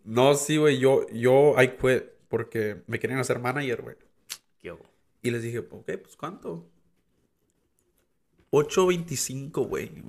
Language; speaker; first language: Spanish; early bilingual, heritage; Spanish